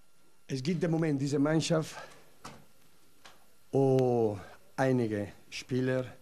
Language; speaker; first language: German; non-native, learner; Italian